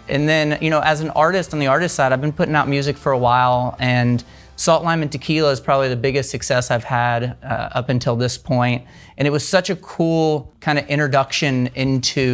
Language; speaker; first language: English; native; English